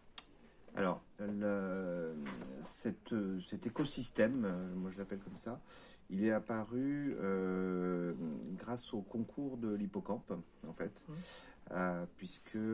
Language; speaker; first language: French; native; French